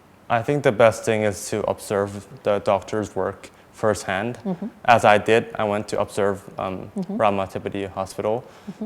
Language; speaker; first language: English; early bilingual, other home language; Thai